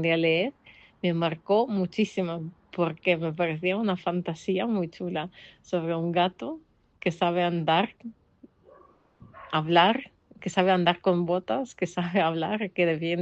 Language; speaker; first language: Spanish; non-native, fluent; Russian